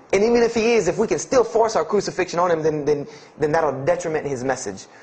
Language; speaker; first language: English; native; English